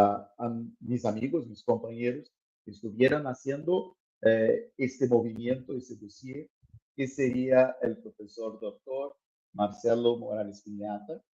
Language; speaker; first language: Spanish; non-native, fluent; Portuguese